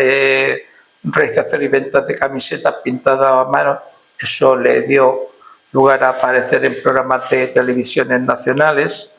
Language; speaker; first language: Spanish; native; Spanish